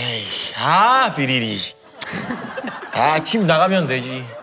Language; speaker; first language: Korean; non-native, fluent; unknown